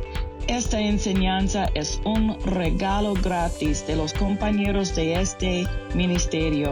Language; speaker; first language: Spanish; non-native, fluent; English